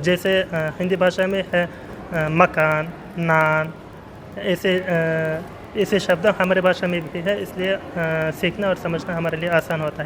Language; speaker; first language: Hindi; non-native, learner; Uzbek